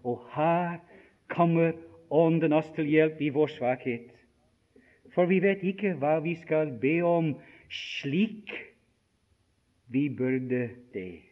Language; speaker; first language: Norwegian; non-native, fluent; English